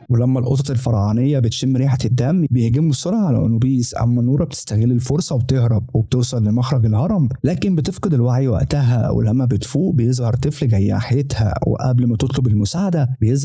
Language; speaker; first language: Arabic; native; Arabic